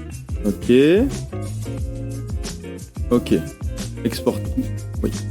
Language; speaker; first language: French; native; French